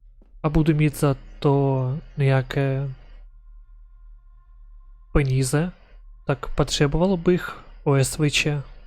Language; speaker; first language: Czech; non-native, learner; Ukrainian